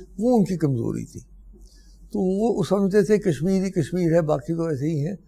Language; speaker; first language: Hindi; non-native, local second language; Dogri